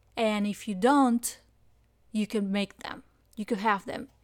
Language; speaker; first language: English; non-native, fluent; Spanish